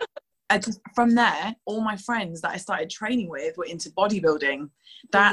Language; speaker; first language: English; native; English